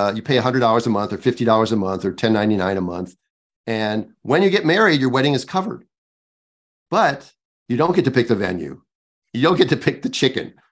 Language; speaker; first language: English; native; English